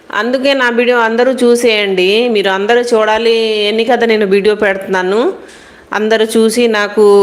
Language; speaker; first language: Telugu; non-native, local second language; Hindi